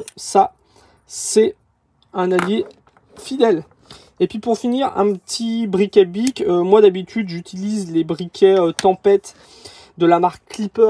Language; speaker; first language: French; native; French